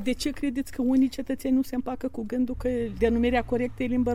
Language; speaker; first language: Romanian; native; Romanian